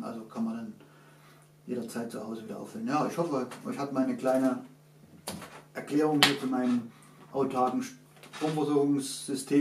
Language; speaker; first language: German; native; German